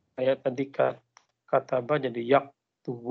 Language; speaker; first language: Indonesian; native; Indonesian